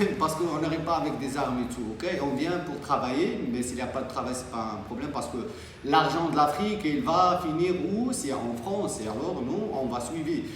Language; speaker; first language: French; non-native, local second language; Arabic